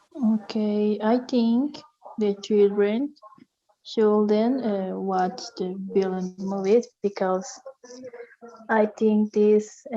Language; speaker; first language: English; non-native, learner; Spanish